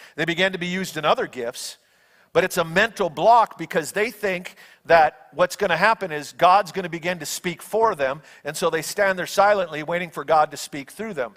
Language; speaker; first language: English; native; English